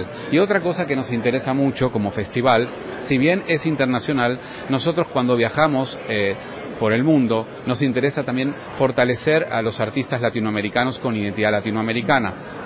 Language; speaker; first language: Spanish; native; Spanish